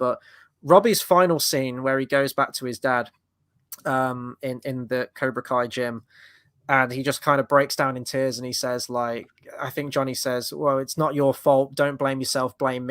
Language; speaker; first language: English; native; English